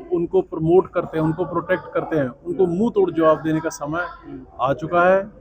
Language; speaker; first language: Urdu; non-native, local second language; Punjabi